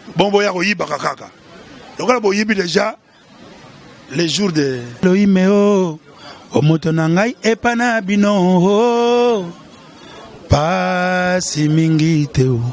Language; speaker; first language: Lingala; native; Lingala